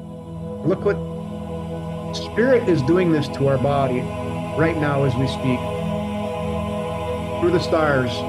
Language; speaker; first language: English; native; English